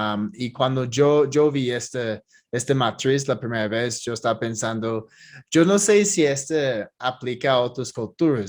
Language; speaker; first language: Spanish; non-native, fluent; English